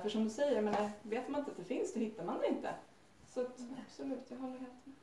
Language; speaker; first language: Swedish; native; Swedish